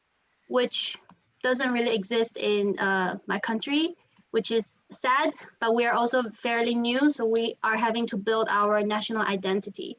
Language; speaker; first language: English; non-native, fluent; Chinese